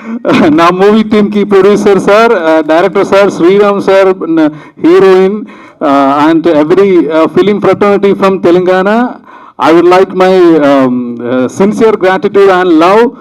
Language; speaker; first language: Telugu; non-native, learner; Malayalam